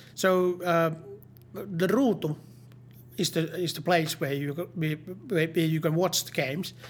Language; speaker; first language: English; non-native, learner; Finnish